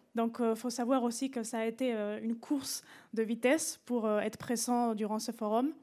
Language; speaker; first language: French; non-native, fluent; Spanish